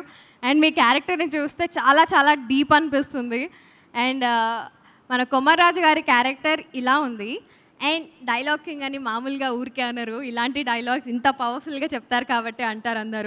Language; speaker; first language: Telugu; native; Telugu